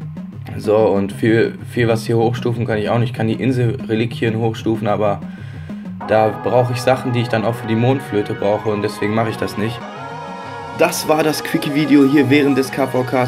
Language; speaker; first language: German; native; German